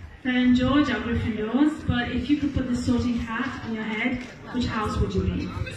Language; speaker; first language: English; non-native, fluent; Italian